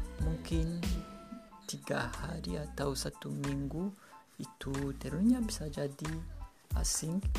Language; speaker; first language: Indonesian; non-native, learner; Kinyarwanda